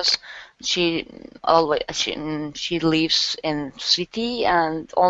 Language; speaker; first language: English; non-native, learner; Turkish